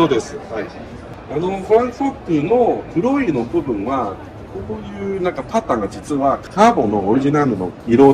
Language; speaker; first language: Japanese; non-native, learner; Chinese